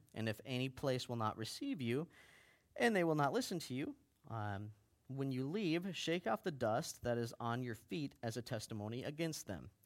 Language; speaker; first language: English; native; English